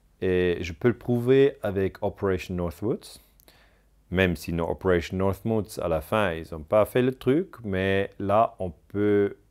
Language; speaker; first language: French; non-native, local second language; German